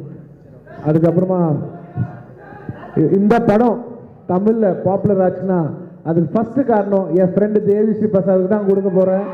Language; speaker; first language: Tamil; non-native, local second language; Telugu